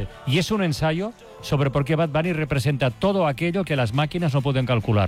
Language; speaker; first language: Spanish; native; Spanish